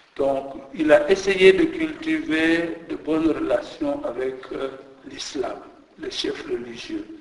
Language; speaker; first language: French; non-native, local second language; Jola-Fonyi